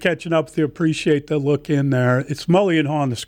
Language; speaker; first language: English; native; English